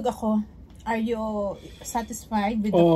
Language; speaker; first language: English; non-native, local second language; Filipino